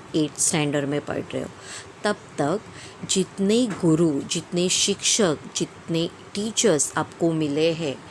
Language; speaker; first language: Hindi; non-native, local second language; Marathi